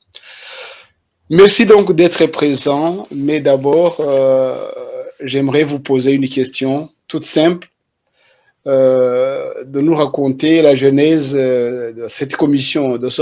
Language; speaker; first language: French; non-native, local second language; Kinyarwanda